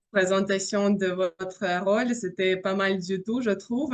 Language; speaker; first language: French; non-native, fluent; Russian